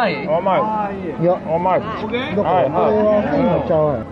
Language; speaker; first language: Japanese; native; Japanese